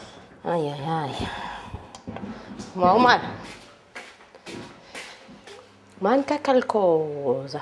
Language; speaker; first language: Italian; non-native, learner; Arabic